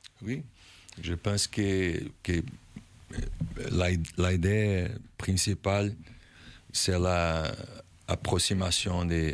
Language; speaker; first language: French; non-native, learner; Portuguese